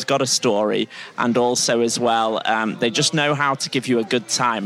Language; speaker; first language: English; native; English